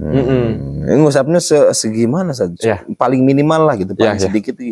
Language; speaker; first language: Indonesian; native; Indonesian